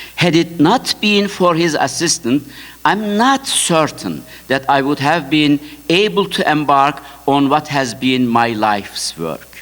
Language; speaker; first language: English; non-native, fluent; Turkish